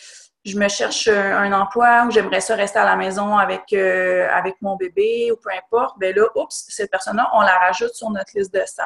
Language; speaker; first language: French; native; French